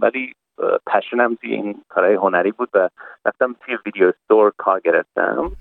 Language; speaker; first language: Persian; early bilingual, heritage; Persian